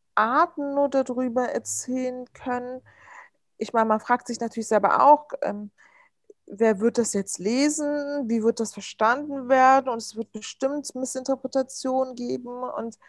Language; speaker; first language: German; early bilingual, other home language; Turkish